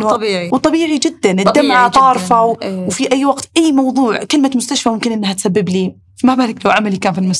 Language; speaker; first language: Arabic; native; Arabic